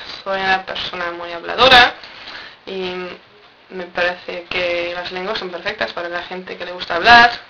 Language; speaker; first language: Spanish; non-native, fluent; English